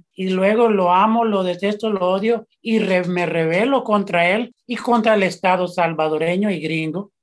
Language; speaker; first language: Spanish; early bilingual, heritage; Spanish